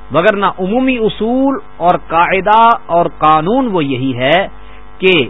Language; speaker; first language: Urdu; non-native, local second language; Punjabi